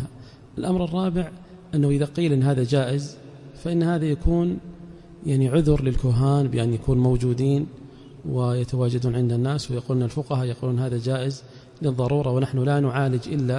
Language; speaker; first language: Arabic; native; Arabic